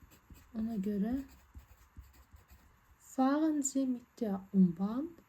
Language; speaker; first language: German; non-native, fluent; Azerbaijani